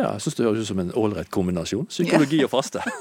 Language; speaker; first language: Norwegian; native; Norwegian